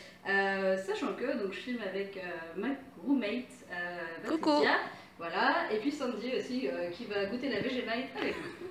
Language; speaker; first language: French; native; French